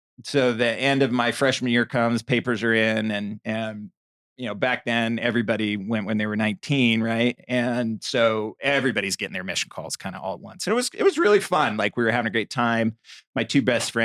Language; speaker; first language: English; native; English